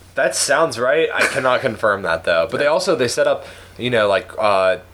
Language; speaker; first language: English; native; English